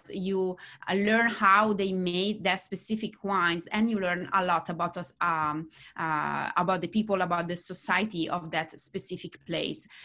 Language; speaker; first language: English; non-native, fluent; Italian